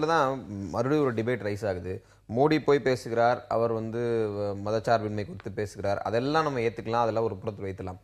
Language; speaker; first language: Tamil; native; Tamil